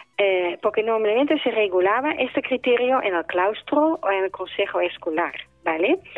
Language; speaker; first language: Spanish; non-native, fluent; Dutch